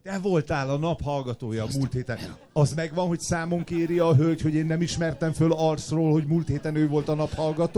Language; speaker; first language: Hungarian; native; Hungarian